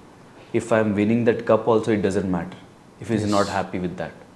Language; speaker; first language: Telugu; non-native, learner; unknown